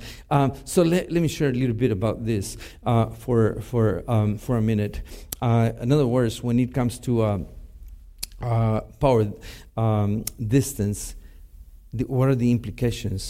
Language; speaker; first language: English; non-native, fluent; Spanish